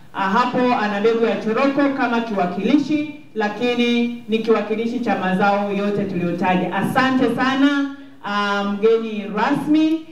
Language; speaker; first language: Swahili; native; Swahili